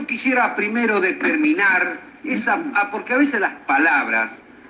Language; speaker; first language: Spanish; native; Spanish